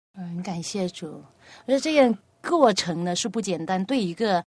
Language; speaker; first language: Chinese; non-native, local second language; Cantonese